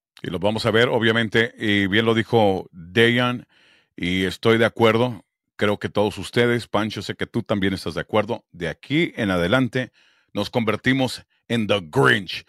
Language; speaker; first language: Spanish; early bilingual, heritage; Spanish